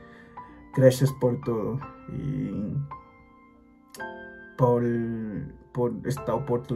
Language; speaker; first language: Spanish; non-native, fluent; Haitian Creole